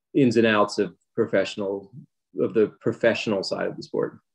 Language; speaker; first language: English; native; English